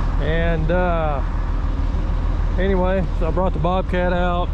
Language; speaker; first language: English; native; English